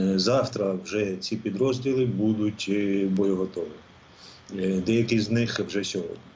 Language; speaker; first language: Ukrainian; native; Ukrainian